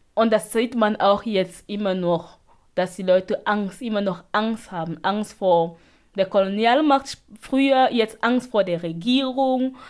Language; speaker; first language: German; non-native, fluent; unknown